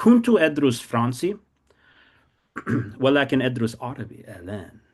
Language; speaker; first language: Arabic; non-native, fluent; English